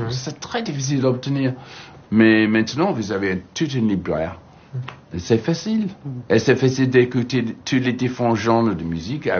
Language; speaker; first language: French; non-native, learner; English